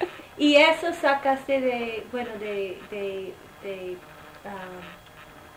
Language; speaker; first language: Spanish; non-native, fluent; English